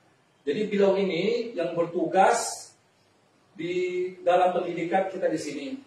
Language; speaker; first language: Indonesian; native; Indonesian